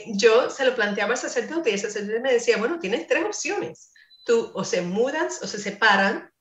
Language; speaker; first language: Spanish; non-native, fluent; English